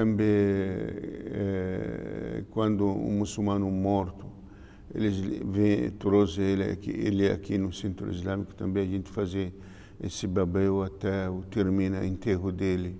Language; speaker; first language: Portuguese; non-native, learner; Arabic